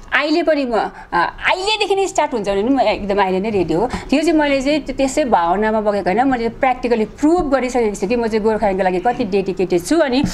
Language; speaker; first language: Nepali; native; Nepali